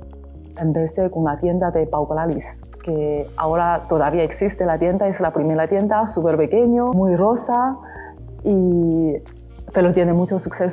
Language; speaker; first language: Spanish; non-native, learner; Chinese